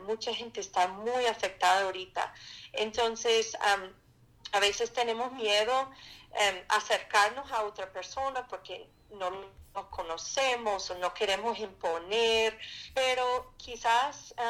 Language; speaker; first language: Spanish; non-native, fluent; English